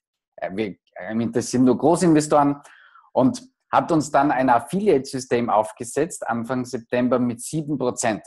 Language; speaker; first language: German; native; German